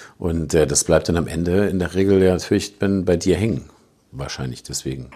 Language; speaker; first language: German; native; German